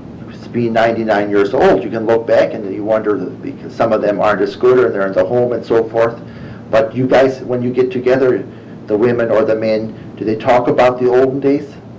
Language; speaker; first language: English; early bilingual, other home language; German